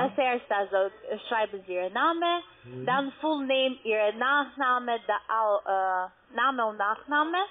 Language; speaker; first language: German; non-native, learner; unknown